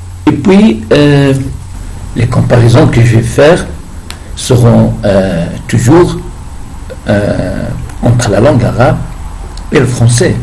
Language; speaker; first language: French; non-native, fluent; Arabic